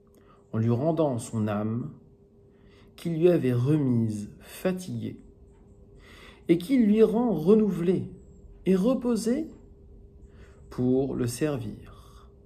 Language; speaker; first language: French; native; French